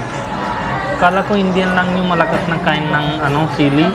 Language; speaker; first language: Filipino; non-native, learner; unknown